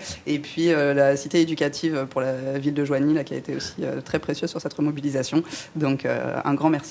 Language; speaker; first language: French; native; French